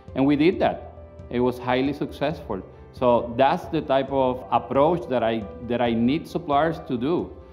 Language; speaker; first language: English; non-native, local second language; Spanish